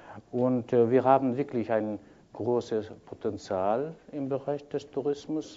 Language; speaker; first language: German; non-native, fluent; Kyrgyz